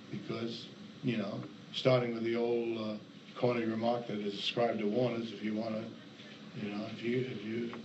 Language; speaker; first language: English; native; English